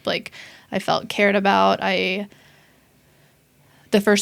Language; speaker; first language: English; native; English